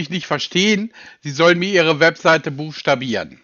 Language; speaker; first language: German; native; German